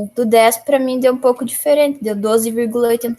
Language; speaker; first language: Portuguese; native; Portuguese